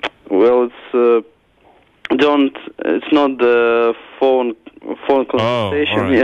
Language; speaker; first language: English; non-native, learner; Russian